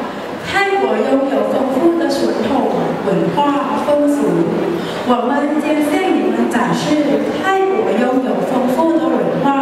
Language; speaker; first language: Chinese; non-native, learner; Thai